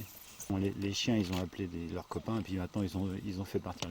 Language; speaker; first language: French; native; French